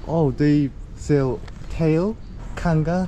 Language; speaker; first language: English; non-native, learner; Korean